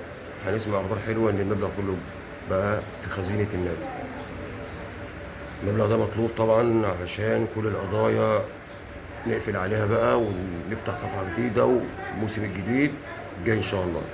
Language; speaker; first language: Arabic; native; Arabic